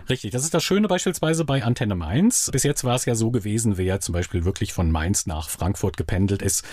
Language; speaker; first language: German; native; German